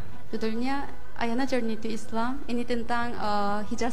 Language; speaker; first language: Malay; non-native, fluent; Korean